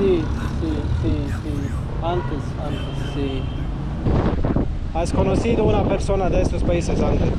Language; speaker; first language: Spanish; non-native, learner; Bosnian